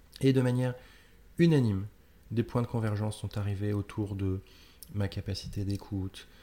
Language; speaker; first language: French; native; French